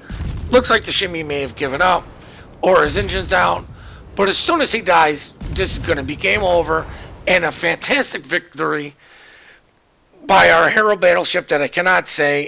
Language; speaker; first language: English; native; English